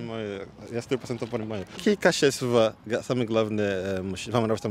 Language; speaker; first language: Russian; non-native, learner; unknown